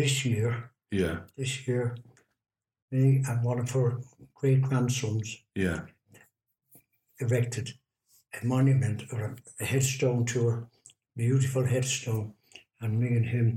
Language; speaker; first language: English; native; English